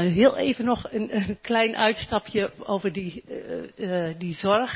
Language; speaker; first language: Dutch; native; Dutch